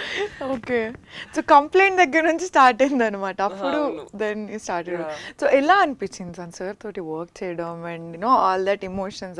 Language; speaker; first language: Telugu; native; Telugu